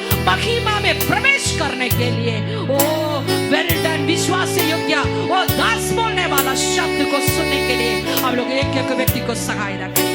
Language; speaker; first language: Hindi; non-native, local second language; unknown